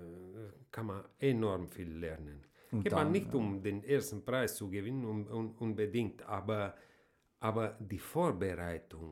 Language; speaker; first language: German; non-native, fluent; Romanian